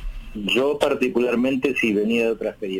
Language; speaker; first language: Spanish; native; Spanish